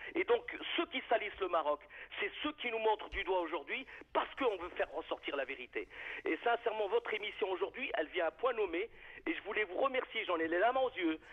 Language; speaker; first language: French; native; French